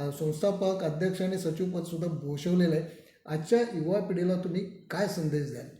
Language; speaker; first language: Marathi; native; Marathi